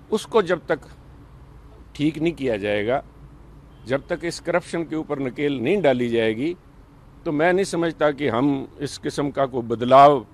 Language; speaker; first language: Hindi; non-native, local second language; Punjabi